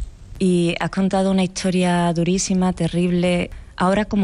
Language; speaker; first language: Spanish; native; Spanish